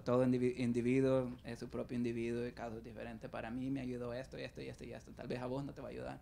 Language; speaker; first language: Spanish; early bilingual, heritage; Spanish